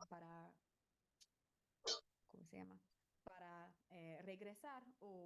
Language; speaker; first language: Spanish; non-native, learner; English